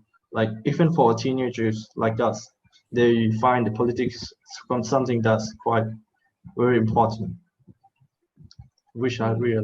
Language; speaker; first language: English; non-native, fluent; Thai